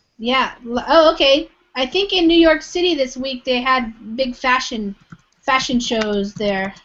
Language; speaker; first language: English; non-native, fluent; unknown